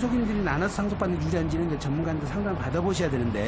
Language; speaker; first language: Korean; native; Korean